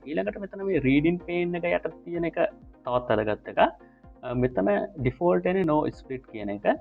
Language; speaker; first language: Sinhala; native; Sinhala